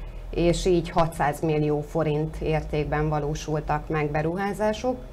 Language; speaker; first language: Hungarian; native; Hungarian